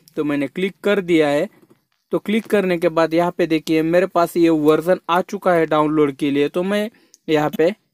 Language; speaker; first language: Hindi; non-native, local second language; Marathi